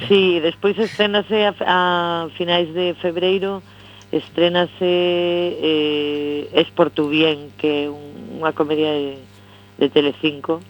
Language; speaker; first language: Galician; non-native, local second language; Spanish